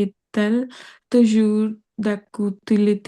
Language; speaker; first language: French; non-native, learner; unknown